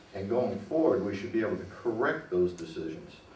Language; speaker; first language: English; native; English